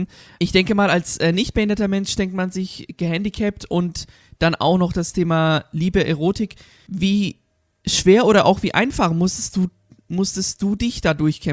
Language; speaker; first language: German; native; German